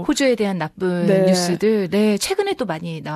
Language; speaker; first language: Korean; native; Korean